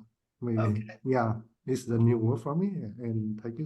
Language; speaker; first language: English; non-native, fluent; Vietnamese